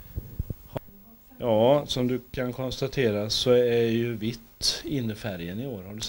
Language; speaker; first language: Swedish; native; Swedish